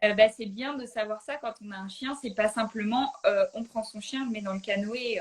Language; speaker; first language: French; native; French